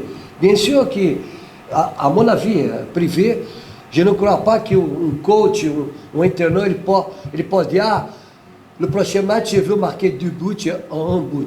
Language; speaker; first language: French; non-native, fluent; Portuguese